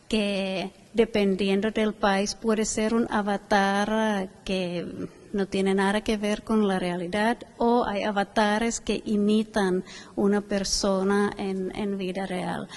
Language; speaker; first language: Spanish; non-native, fluent; Finnish